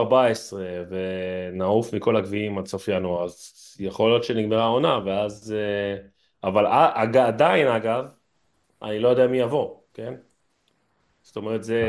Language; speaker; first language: Hebrew; native; Hebrew